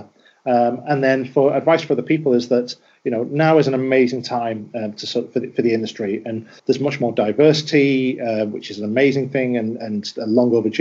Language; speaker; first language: English; native; English